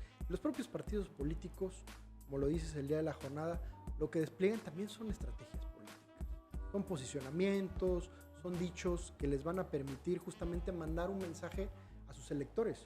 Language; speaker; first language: Spanish; native; Spanish